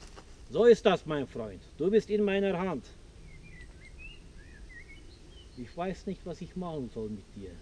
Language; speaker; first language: German; non-native, fluent; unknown